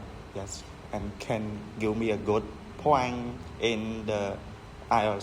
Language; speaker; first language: English; non-native, learner; Khmer